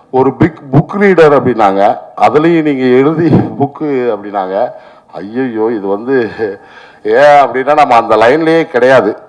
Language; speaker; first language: Tamil; native; Tamil